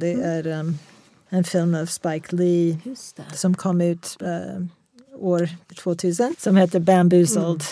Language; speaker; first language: Swedish; non-native, fluent; English